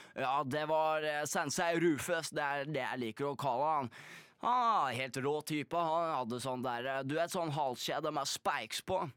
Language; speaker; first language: Norwegian; early bilingual, other home language; Polish